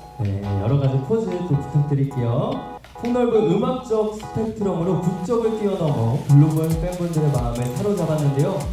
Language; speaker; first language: Korean; native; Korean